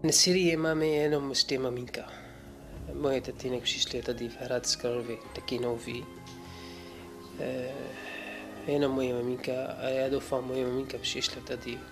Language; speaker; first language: Czech; non-native, learner; Arabic